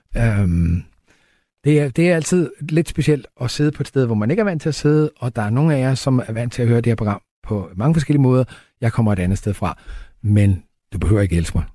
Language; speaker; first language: Danish; native; Danish